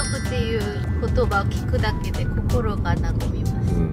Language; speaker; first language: Japanese; non-native, fluent; Korean